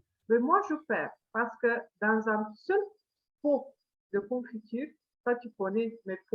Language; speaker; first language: French; non-native, fluent; Romanian